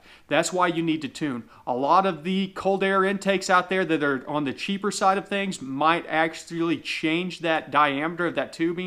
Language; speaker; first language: English; native; English